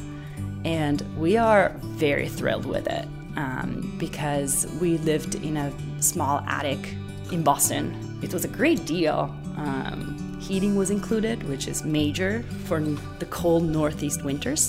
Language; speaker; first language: English; non-native, fluent; Italian